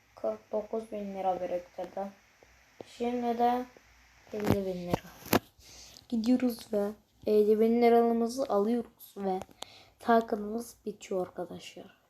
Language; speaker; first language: Turkish; native; Turkish